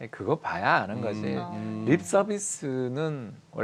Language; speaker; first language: Korean; native; Korean